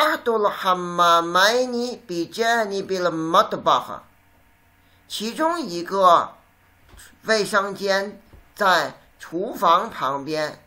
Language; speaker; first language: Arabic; non-native, fluent; Chinese